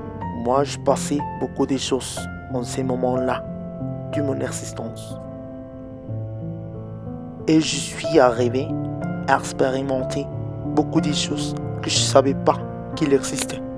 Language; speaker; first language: French; non-native, learner; Spanish